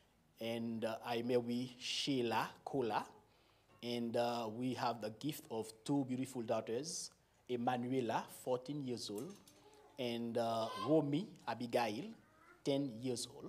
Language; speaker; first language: English; non-native, fluent; Haitian Creole